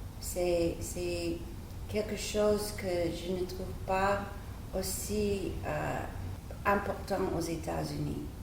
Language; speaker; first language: French; non-native, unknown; English